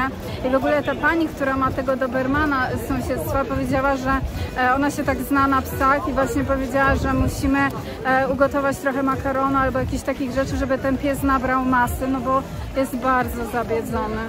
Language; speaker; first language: Polish; native; Polish